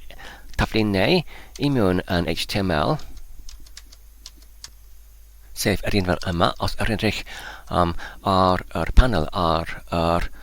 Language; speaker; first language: Welsh; non-native, learner; Polish